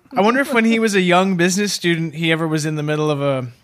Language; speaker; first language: English; native; English